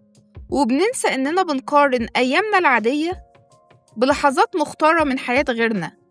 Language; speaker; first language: Arabic; native; Arabic